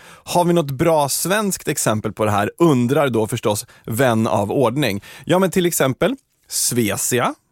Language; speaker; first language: Swedish; native; Swedish